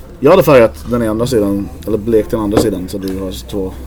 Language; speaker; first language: Swedish; native; Swedish